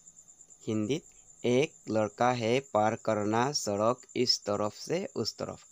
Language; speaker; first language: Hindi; non-native, local second language; Assamese